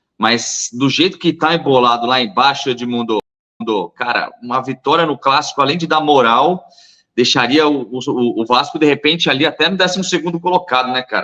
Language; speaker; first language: Portuguese; native; Portuguese